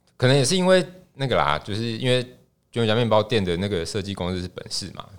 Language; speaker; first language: Chinese; native; Chinese